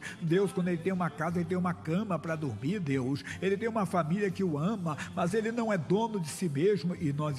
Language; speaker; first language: Portuguese; native; Portuguese